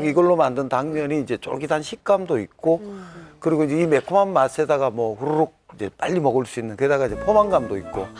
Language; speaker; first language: Korean; native; Korean